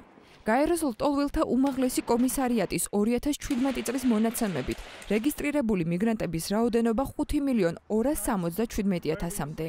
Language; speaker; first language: Georgian; native; Georgian